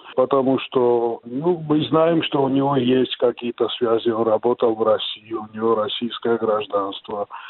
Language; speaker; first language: Russian; non-native, local second language; Georgian